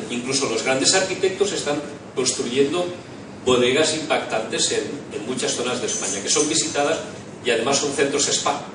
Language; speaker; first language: Spanish; non-native, local second language; Catalan